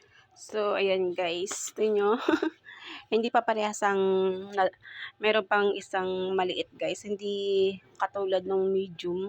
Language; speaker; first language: Filipino; native; Filipino